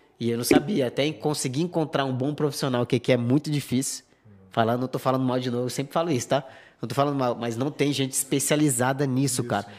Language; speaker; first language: Portuguese; native; Portuguese